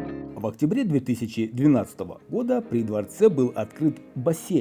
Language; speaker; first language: Russian; native; Russian